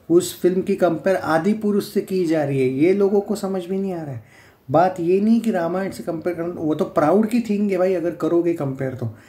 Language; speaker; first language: Hindi; non-native, local second language; Marathi